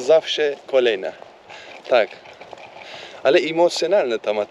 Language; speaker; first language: Polish; non-native, learner; Turkish